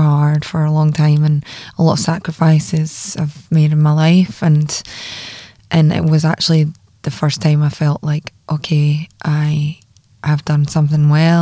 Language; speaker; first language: English; native; English